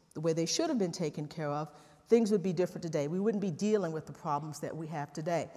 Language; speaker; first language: English; native; English